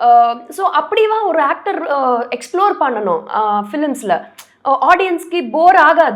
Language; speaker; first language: Tamil; non-native, learner; Telugu